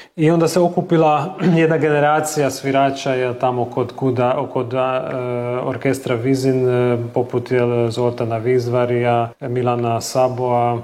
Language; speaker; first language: Serbian; early bilingual, heritage; Croatian